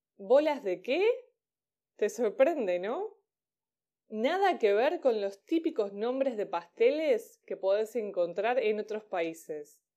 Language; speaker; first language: Spanish; native; Spanish